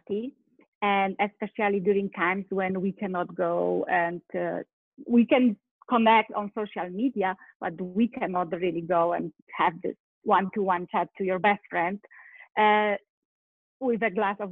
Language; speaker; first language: English; non-native, fluent; Polish